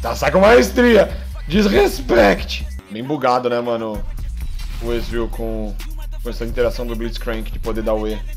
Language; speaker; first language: Portuguese; native; Portuguese